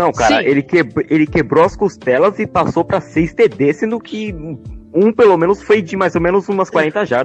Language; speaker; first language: Portuguese; native; Portuguese